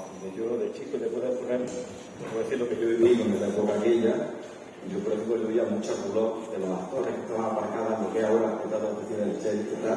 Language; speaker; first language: Spanish; native; Spanish